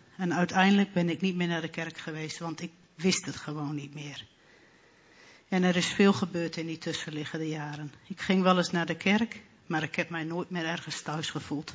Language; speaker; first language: Dutch; native; Dutch